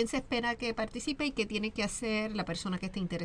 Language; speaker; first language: Spanish; native; Spanish